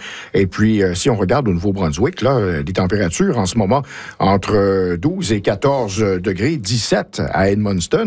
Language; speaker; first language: French; native; French